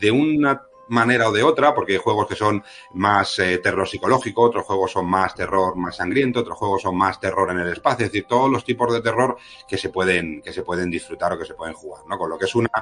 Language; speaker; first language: Spanish; native; Spanish